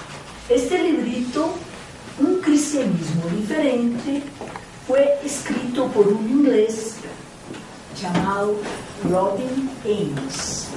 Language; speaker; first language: Spanish; non-native, fluent; Portuguese